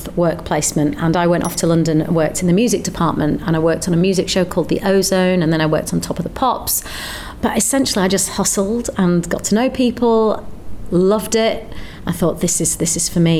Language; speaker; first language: English; native; English